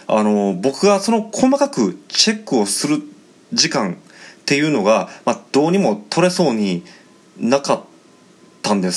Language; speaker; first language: Japanese; native; Japanese